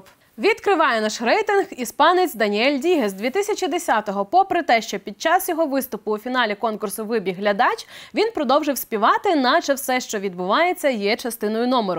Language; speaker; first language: Ukrainian; native; Ukrainian